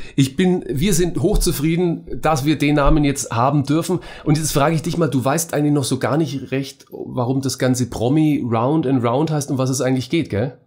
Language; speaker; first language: German; native; German